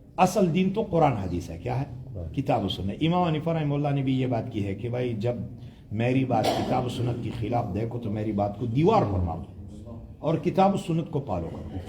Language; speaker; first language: Urdu; non-native, local second language; Pashto